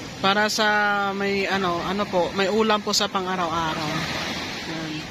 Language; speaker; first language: Filipino; non-native, local second language; Cebuano